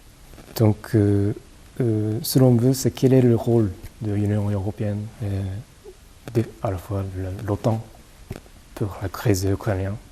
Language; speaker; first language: French; non-native, fluent; Japanese